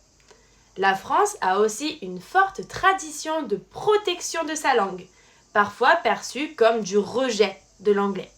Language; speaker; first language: French; native; French